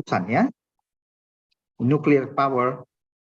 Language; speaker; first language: English; non-native, learner; Indonesian